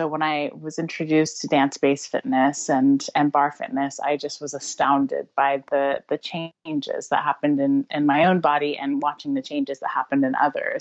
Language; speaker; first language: English; native; English